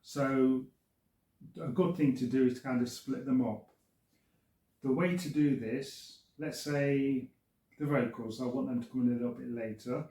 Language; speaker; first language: English; native; English